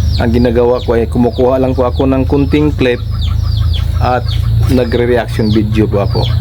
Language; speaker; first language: Filipino; non-native, local second language; Cebuano